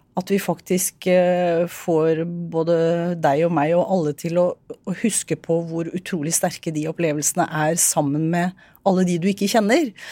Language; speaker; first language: Norwegian; native; Norwegian